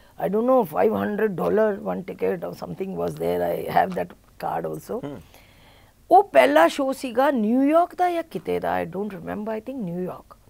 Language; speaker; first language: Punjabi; early bilingual, heritage; Punjabi